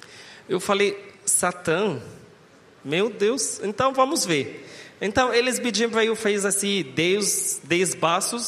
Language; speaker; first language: Portuguese; non-native, learner; Arabic